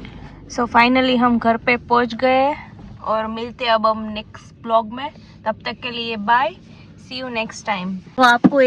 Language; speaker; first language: Hindi; non-native, local second language; Gujarati